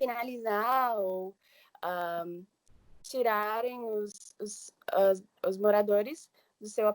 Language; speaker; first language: Portuguese; early bilingual, heritage; English